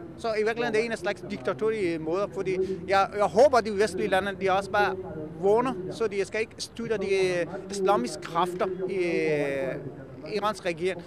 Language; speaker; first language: Danish; non-native, fluent; Persian